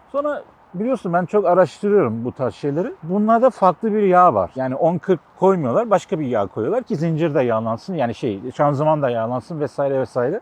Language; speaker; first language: Turkish; native; Turkish